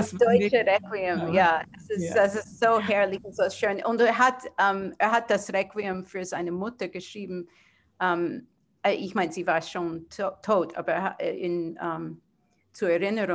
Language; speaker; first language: German; non-native, fluent; English